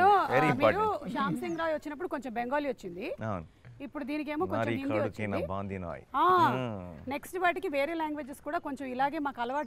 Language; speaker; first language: Telugu; native; Telugu